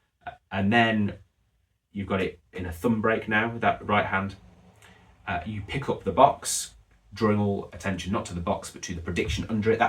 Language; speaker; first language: English; native; English